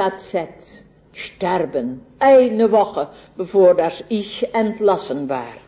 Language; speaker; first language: German; non-native, fluent; Dutch